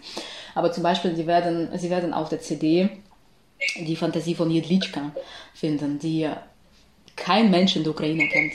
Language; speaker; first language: German; non-native, fluent; Ukrainian